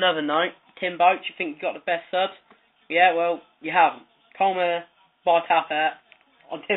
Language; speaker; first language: English; native; English